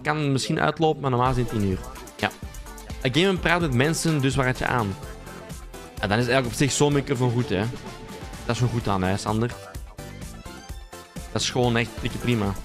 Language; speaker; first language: Dutch; native; Dutch